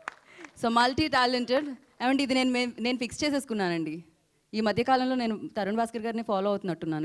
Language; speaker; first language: Telugu; native; Telugu